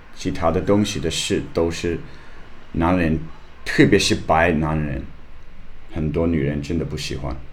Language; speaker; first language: Chinese; non-native, learner; English